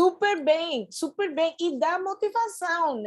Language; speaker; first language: Portuguese; non-native, fluent; Spanish